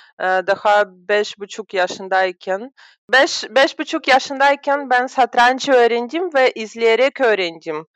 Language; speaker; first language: Turkish; non-native, fluent; Russian